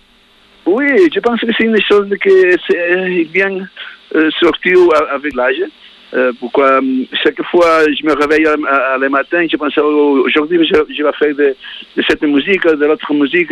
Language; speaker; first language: French; non-native, learner; Spanish